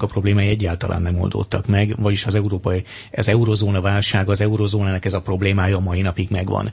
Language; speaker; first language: Hungarian; native; Hungarian